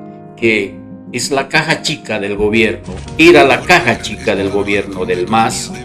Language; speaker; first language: Spanish; native; Spanish